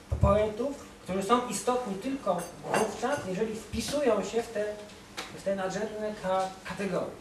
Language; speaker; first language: Polish; native; Polish